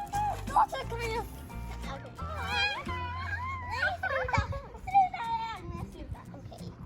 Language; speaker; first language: Swedish; early bilingual, other home language; Urdu